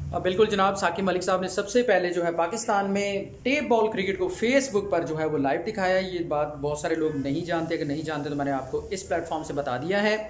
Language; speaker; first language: Urdu; non-native, local second language; Punjabi